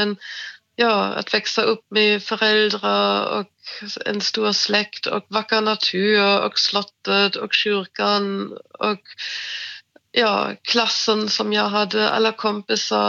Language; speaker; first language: Swedish; non-native, fluent; German